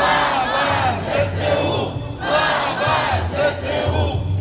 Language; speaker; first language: Ukrainian; native; Ukrainian